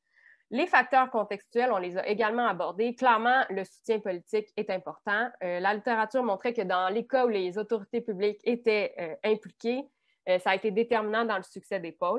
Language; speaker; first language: French; native; French